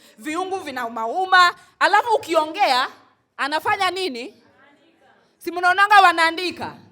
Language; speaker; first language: Swahili; non-native, local second language; Luo (Kenya and Tanzania)